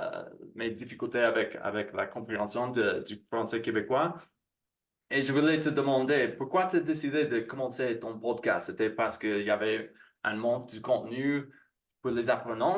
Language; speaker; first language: French; non-native, fluent; English